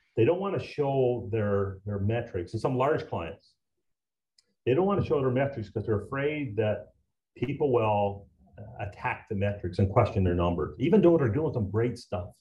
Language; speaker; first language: English; native; English